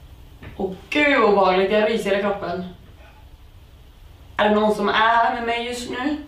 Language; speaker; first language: Swedish; native; Swedish